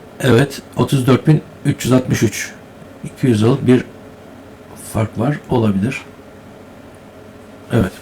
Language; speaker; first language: Turkish; native; Turkish